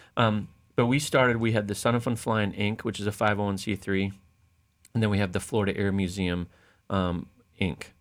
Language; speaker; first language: English; native; English